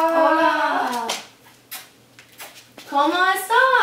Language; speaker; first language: Spanish; non-native, learner; English